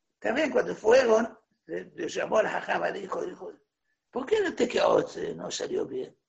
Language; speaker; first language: Spanish; non-native, fluent; Hebrew